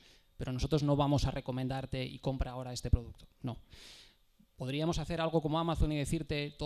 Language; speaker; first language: Spanish; native; Spanish